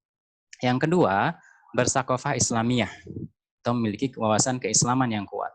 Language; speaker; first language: Indonesian; native; Indonesian